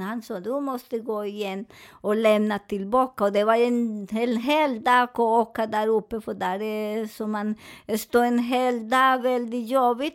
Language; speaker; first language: Swedish; non-native, fluent; Spanish